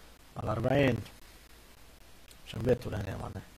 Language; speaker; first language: Arabic; native; Arabic